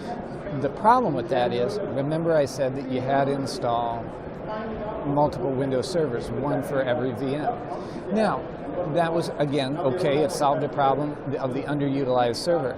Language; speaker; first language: English; native; English